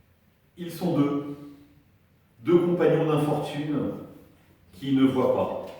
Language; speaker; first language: French; native; French